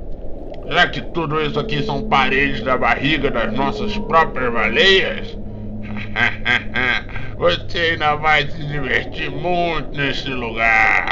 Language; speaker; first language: Portuguese; native; Portuguese